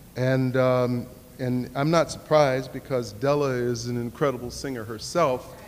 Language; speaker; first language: English; native; English